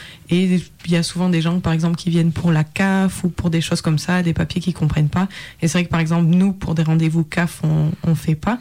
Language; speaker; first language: French; native; French